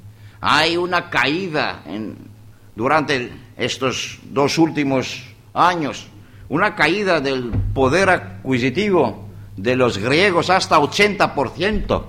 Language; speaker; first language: Spanish; non-native, learner; Greek